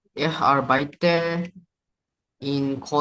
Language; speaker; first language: German; non-native, learner; Indonesian